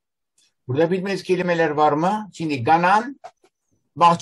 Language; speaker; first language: Hebrew; non-native, fluent; Turkish